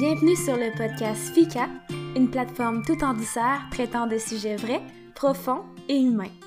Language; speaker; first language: French; native; French